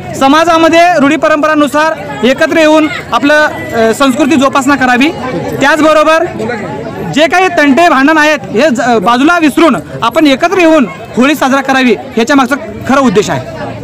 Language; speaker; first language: Marathi; non-native, local second language; Lambadi